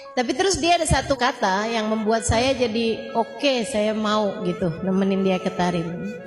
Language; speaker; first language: Indonesian; native; Indonesian